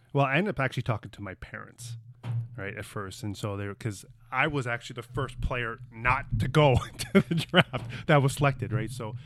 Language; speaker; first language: English; native; English